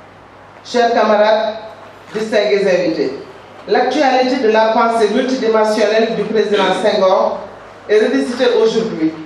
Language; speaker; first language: French; non-native, local second language; Wolof